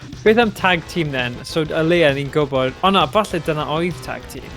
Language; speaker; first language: Welsh; native; Welsh